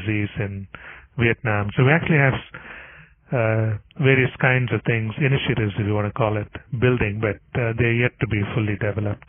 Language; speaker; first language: English; non-native, local second language; Tamil